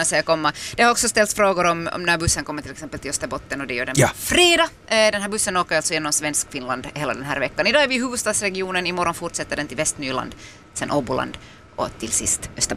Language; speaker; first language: Swedish; native; Swedish